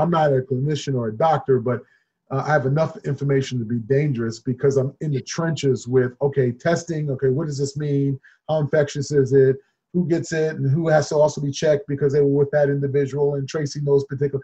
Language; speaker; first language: English; native; English